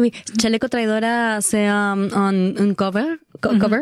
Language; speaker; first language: French; non-native, learner; Spanish